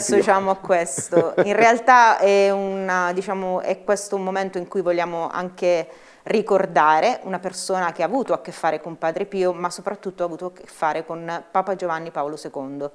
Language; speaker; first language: Italian; native; Italian